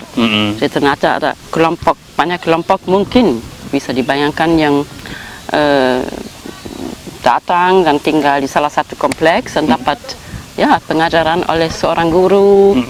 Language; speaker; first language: Indonesian; non-native, fluent; German